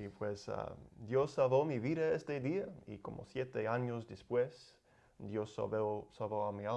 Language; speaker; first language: Spanish; non-native, learner; English